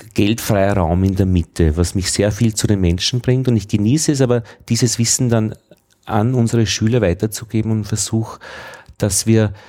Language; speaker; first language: German; native; German